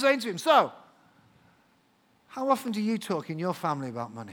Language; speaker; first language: English; native; English